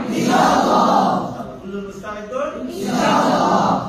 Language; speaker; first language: Arabic; non-native, fluent; Bangla